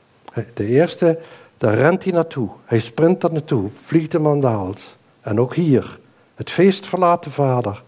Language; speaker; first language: Dutch; native; Dutch